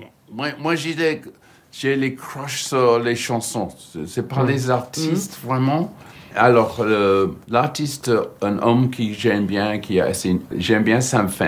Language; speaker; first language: French; non-native, fluent; English